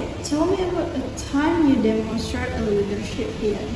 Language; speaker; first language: English; non-native, learner; Indonesian